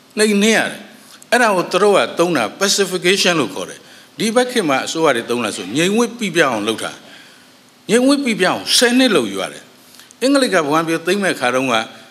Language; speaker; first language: Burmese; native; Burmese